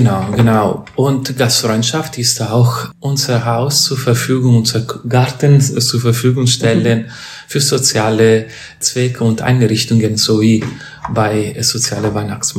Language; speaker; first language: German; non-native, fluent; Italian